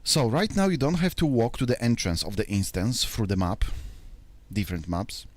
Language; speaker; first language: English; non-native, fluent; Polish